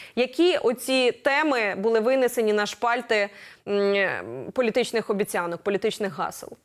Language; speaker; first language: Ukrainian; native; Ukrainian